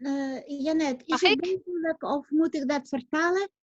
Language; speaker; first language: Dutch; non-native, fluent; Russian